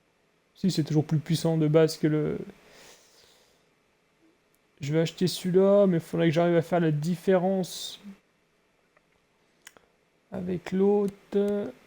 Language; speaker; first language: French; native; French